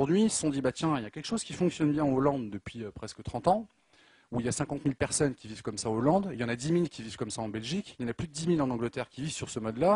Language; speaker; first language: French; native; French